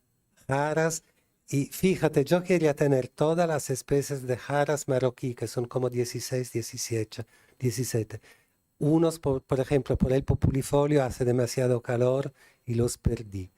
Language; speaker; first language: Spanish; non-native, fluent; Italian